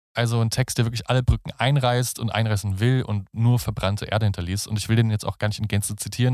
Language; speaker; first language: German; native; German